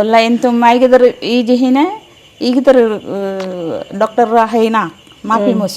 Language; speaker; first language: Arabic; non-native, learner; Sinhala